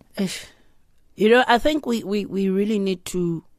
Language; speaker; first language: English; non-native, local second language; Zulu